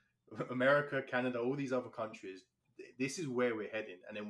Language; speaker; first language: English; native; English